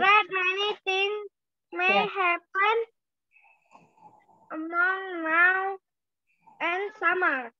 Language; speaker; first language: English; non-native, learner; Indonesian